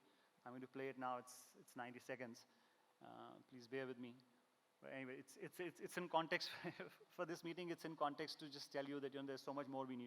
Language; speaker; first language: English; non-native, local second language; Hindi